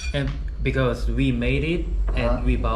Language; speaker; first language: English; non-native, learner; Korean